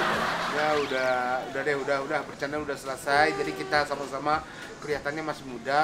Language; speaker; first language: Indonesian; non-native, fluent; Japanese